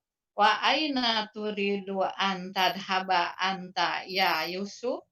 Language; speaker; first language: Arabic; non-native, learner; Indonesian